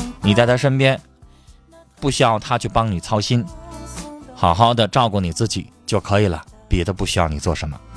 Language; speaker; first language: Chinese; native; Chinese